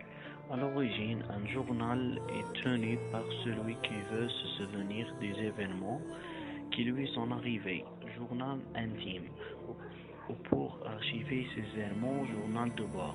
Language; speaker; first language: French; non-native, learner; Arabic